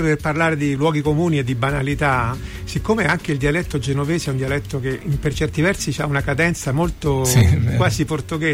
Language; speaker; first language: Italian; native; Italian